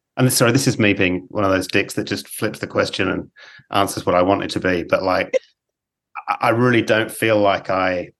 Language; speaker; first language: English; native; English